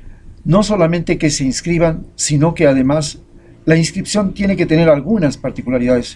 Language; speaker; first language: Spanish; native; Spanish